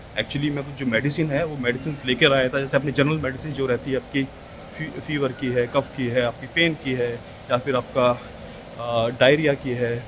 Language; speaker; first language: Hindi; native; Hindi